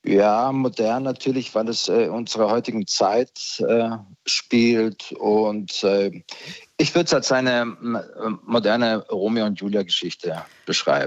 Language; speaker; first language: German; early bilingual, other home language; Croatian